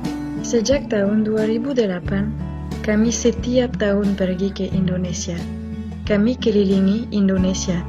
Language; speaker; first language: Indonesian; non-native, fluent; French